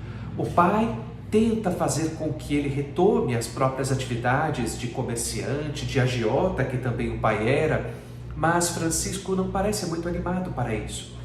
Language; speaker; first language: Portuguese; native; Portuguese